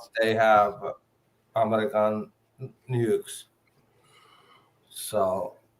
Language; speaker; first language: English; non-native, learner; Finnish